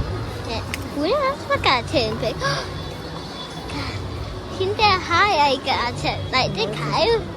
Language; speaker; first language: Danish; early bilingual, heritage; Danish